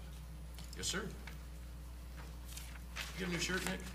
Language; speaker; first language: English; native; English